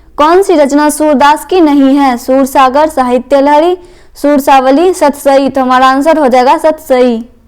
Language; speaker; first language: Hindi; native; Hindi